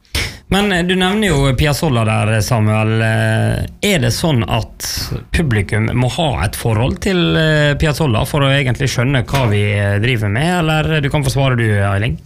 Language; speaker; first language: Norwegian; native; Norwegian